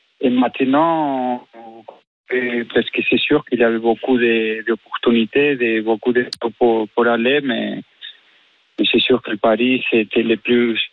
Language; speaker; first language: French; non-native, fluent; Spanish